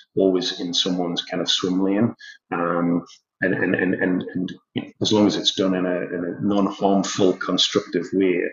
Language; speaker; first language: English; native; English